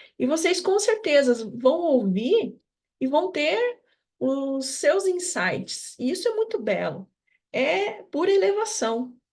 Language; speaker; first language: Portuguese; native; Portuguese